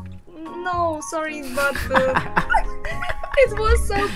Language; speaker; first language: English; non-native, fluent; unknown